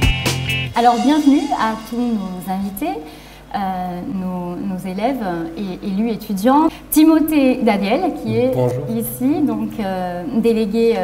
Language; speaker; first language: French; native; French